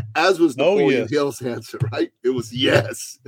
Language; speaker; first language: English; early bilingual, other home language; Persian